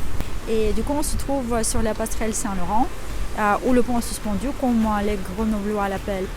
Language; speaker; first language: French; non-native, fluent; Russian